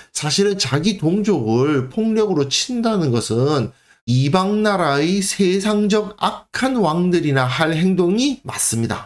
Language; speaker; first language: Korean; native; Korean